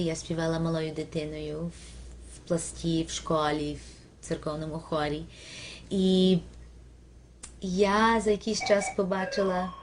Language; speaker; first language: Ukrainian; early bilingual, heritage; Ukrainian